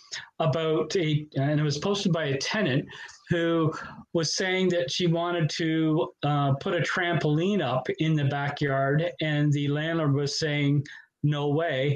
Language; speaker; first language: English; native; English